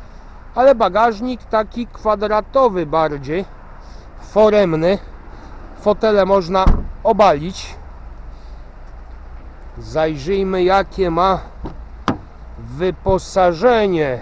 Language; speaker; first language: Polish; native; Polish